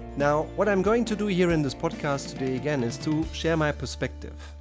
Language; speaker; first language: English; non-native, fluent; German